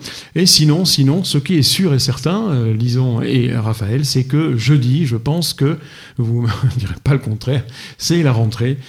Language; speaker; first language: French; native; French